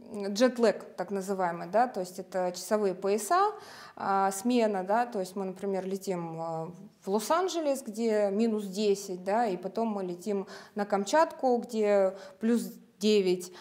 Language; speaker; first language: Russian; native; Russian